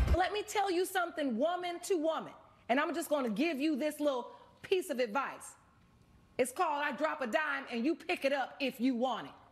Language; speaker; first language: English; native; English